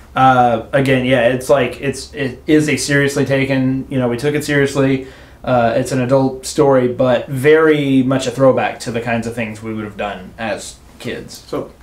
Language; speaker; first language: English; native; English